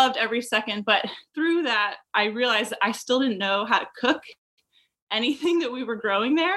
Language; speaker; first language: English; native; English